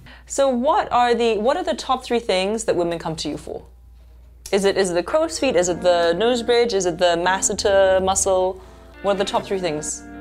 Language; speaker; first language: English; early bilingual, other home language; Chinese